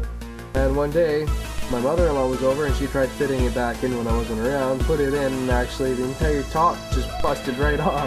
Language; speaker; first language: English; native; English